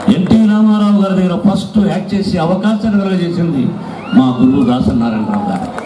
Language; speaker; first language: Telugu; native; Telugu